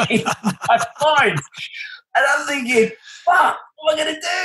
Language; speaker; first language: English; native; English